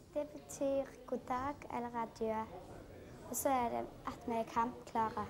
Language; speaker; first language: Norwegian; native; Norwegian